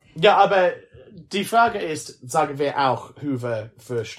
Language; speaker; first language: German; non-native, learner; English